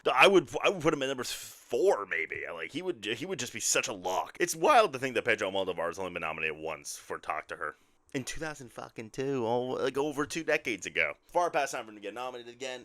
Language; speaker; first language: English; native; English